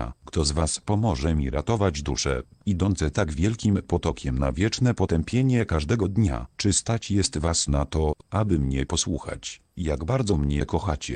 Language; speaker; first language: Polish; native; Polish